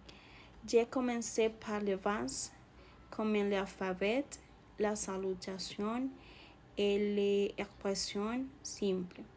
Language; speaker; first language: French; non-native, learner; Spanish